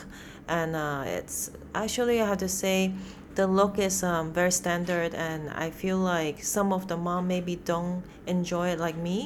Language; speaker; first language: English; non-native, local second language; Cantonese